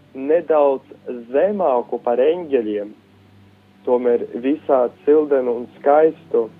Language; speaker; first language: Latvian; native; Latvian